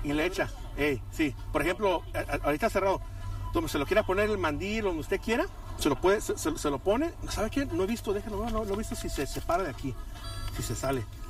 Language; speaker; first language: Spanish; early bilingual, heritage; Spanish